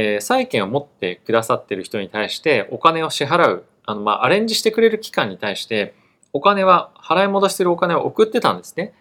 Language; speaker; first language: Japanese; native; Japanese